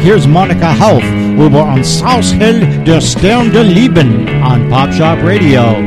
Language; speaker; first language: English; native; English